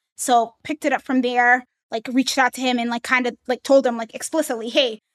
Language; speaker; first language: English; early bilingual, other home language; Amharic